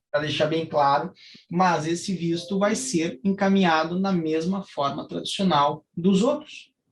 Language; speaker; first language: Portuguese; native; Portuguese